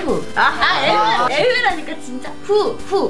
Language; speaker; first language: Korean; non-native, fluent; Japanese